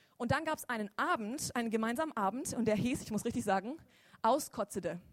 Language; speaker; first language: German; native; German